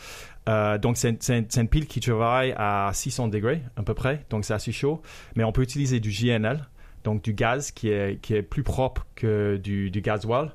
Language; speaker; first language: French; non-native, fluent; English